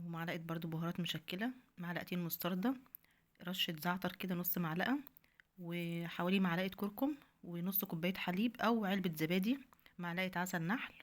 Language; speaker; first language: Arabic; native; Arabic